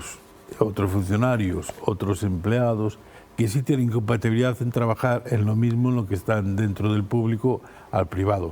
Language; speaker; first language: Spanish; native; Spanish